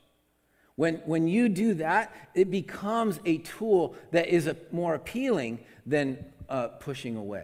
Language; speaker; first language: English; native; English